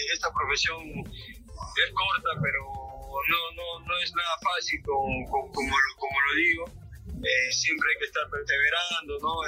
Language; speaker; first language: Spanish; native; Spanish